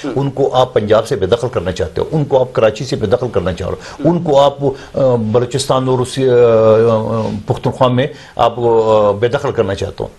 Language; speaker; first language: Urdu; non-native, local second language; Pashto